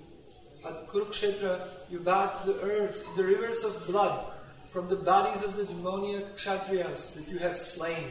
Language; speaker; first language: English; non-native, local second language; Tamil